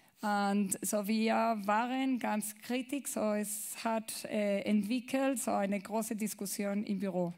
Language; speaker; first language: German; non-native, learner; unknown